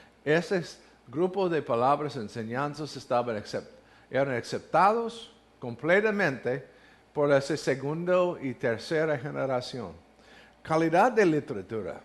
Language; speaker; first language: Spanish; non-native, learner; English